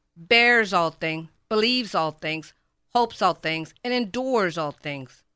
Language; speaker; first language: English; native; English